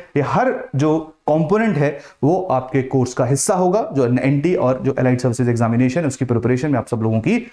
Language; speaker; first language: Hindi; native; Hindi